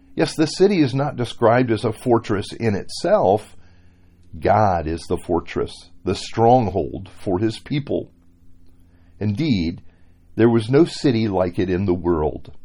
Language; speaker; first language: English; native; English